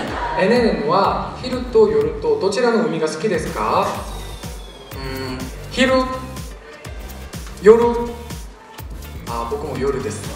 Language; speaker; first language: Japanese; non-native, learner; Korean